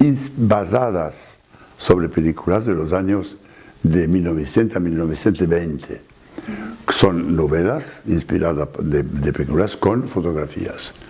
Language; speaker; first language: Spanish; non-native, fluent; French